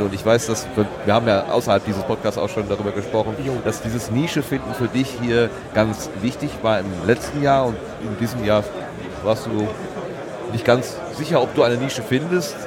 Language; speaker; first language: German; native; German